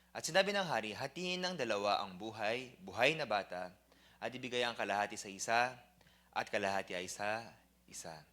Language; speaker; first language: Filipino; non-native, fluent; Korean